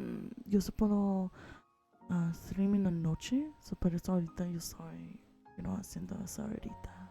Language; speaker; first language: Spanish; early bilingual, heritage; English